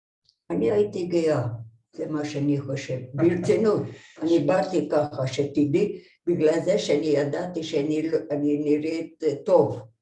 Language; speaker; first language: Hebrew; non-native, fluent; Hungarian